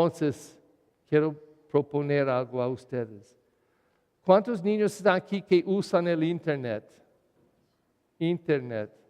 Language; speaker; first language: Spanish; non-native, learner; English